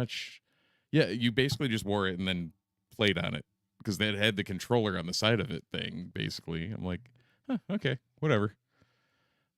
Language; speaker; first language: English; native; English